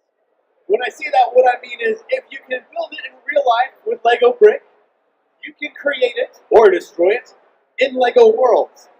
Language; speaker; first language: English; native; English